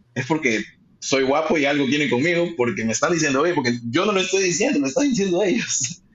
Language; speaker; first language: Spanish; early bilingual, heritage; Spanish